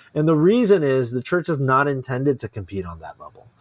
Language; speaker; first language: English; native; English